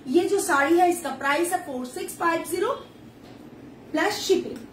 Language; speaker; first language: Hindi; non-native, local second language; Bangla